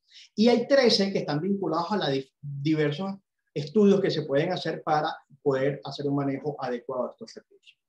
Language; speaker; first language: Spanish; native; Spanish